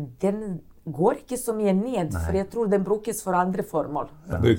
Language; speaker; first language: Norwegian; non-native, fluent; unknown